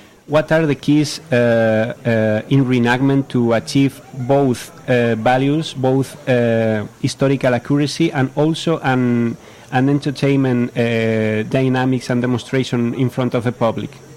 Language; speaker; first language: English; non-native, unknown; Spanish